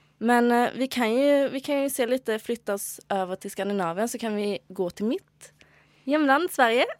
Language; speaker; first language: Swedish; native; Swedish